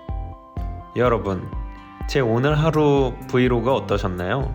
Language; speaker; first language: Korean; native; Korean